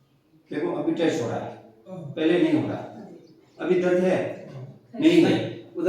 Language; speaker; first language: Hindi; non-native, fluent; Tibetan